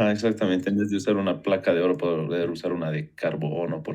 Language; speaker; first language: Spanish; native; Spanish